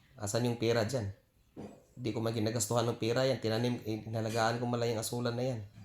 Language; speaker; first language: Filipino; non-native, local second language; Cebuano